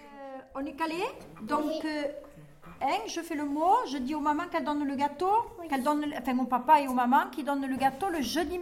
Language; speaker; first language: French; native; French